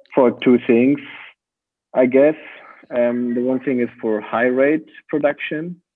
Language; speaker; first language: English; non-native, fluent; German